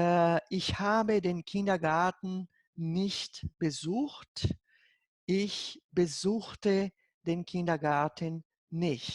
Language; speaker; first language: German; non-native, fluent; Portuguese